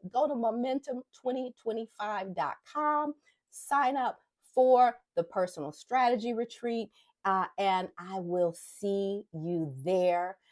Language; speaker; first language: English; native; English